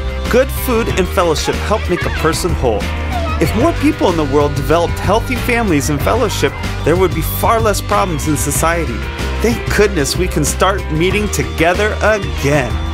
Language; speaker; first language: English; native; English